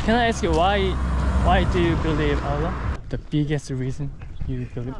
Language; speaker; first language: English; non-native, learner; Korean